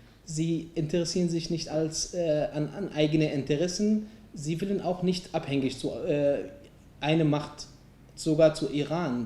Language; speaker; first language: German; non-native, fluent; Arabic